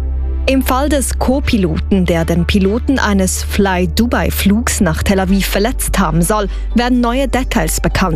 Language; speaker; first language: German; native; German